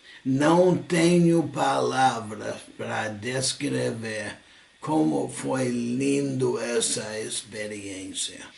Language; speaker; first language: Portuguese; non-native, fluent; English